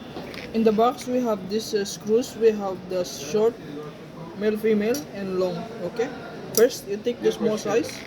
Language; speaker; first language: English; non-native, learner; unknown